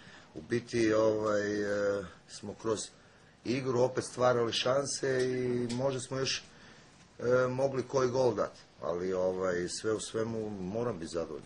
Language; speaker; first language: Bosnian; native; Bosnian